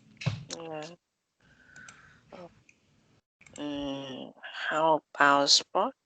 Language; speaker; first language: English; non-native, learner; Vietnamese